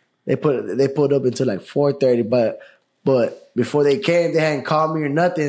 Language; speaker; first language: English; early bilingual, other home language; Spanish